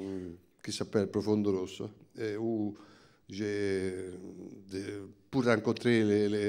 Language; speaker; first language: French; non-native, fluent; Italian